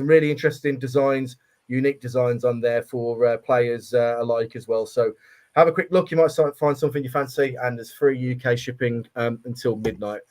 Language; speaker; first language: English; native; English